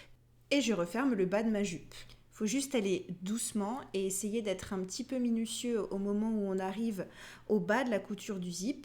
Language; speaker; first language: French; native; French